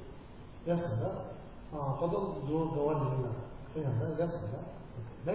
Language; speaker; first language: Russian; non-native, learner; Tibetan